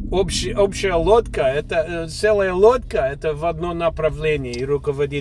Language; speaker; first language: Russian; non-native, fluent; English